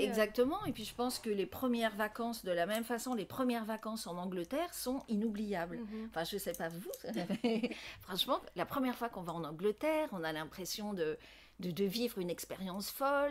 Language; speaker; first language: French; native; French